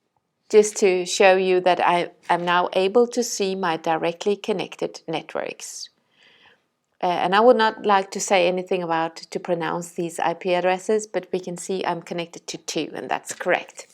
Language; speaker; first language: English; non-native, fluent; Danish